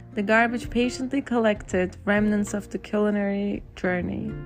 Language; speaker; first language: English; non-native, fluent; Turkish